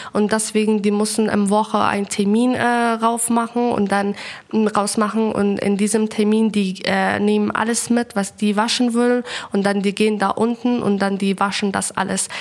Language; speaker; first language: German; non-native, learner; Persian